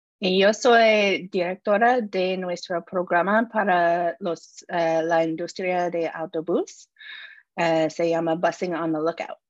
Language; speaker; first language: Spanish; non-native, fluent; English